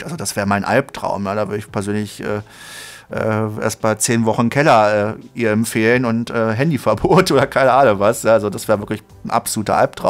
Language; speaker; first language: German; native; German